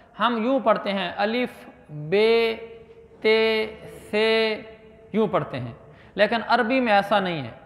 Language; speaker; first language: Urdu; native; Urdu